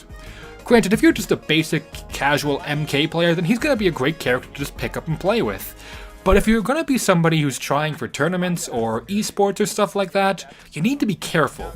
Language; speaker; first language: English; native; English